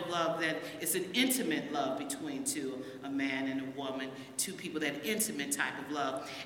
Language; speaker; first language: English; native; English